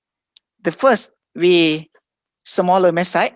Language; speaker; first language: English; non-native, fluent; Thai